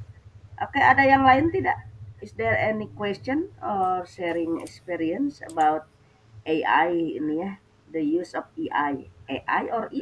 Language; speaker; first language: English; non-native, fluent; Indonesian